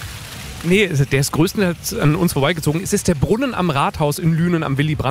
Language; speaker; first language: German; native; German